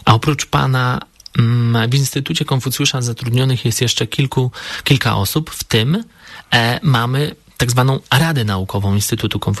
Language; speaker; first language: Polish; native; Polish